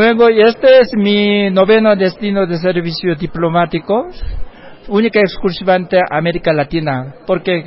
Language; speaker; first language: Spanish; non-native, fluent; Korean